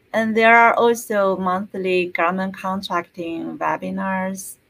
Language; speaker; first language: English; non-native, fluent; Chinese